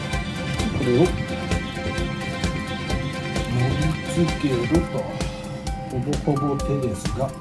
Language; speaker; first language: Japanese; native; Japanese